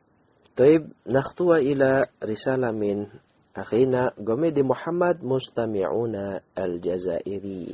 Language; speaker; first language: Arabic; non-native, fluent; Indonesian